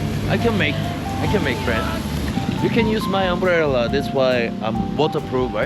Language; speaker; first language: English; non-native, learner; Korean